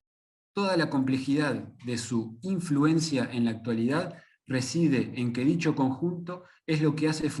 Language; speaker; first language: Spanish; native; Spanish